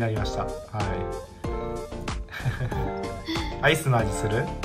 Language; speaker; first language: Japanese; native; Japanese